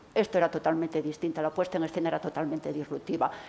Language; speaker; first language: Spanish; native; Spanish